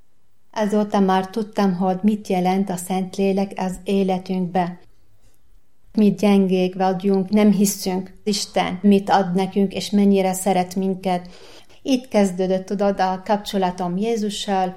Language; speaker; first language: Hungarian; non-native, learner; Arabic